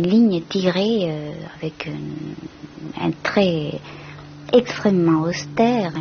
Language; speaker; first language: French; non-native, fluent; Spanish